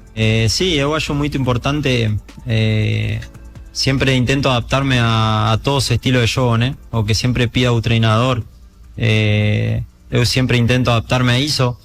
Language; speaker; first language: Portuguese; non-native, learner; Spanish